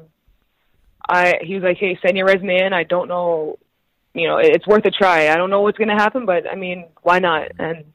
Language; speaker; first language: English; native; English